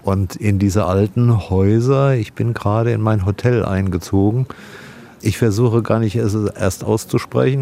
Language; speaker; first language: German; native; German